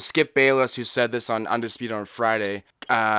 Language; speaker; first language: English; native; English